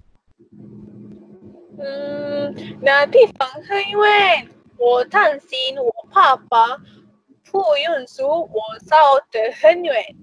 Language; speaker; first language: Chinese; non-native, learner; Malay